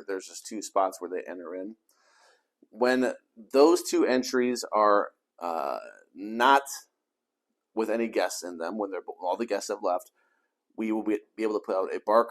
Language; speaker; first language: English; native; English